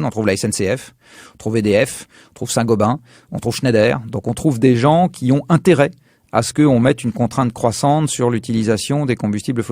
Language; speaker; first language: French; native; French